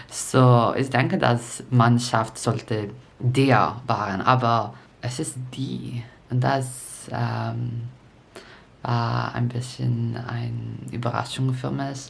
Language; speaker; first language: German; non-native, learner; English